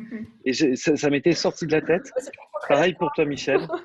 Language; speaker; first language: French; native; French